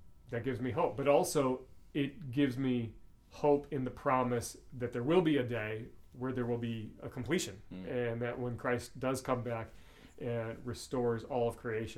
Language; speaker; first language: English; native; English